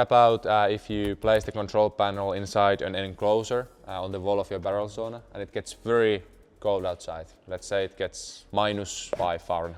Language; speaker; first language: English; non-native, fluent; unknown